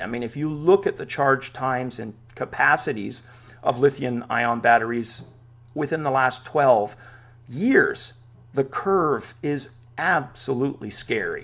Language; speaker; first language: English; native; English